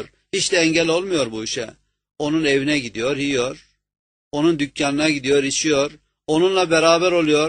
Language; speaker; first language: Turkish; native; Turkish